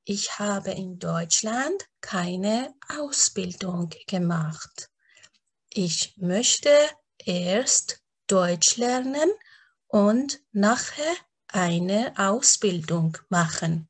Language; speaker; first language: German; non-native, fluent; Persian